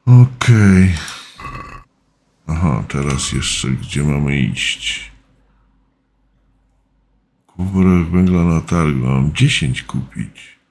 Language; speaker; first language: Polish; native; Polish